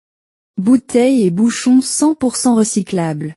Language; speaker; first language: French; non-native, learner; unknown